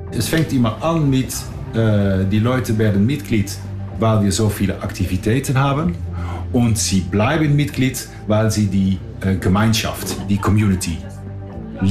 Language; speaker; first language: German; non-native, fluent; English